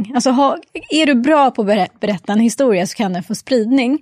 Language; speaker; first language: Swedish; native; Swedish